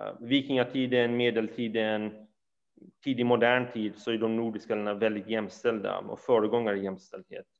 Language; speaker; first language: Swedish; early bilingual, other home language; Persian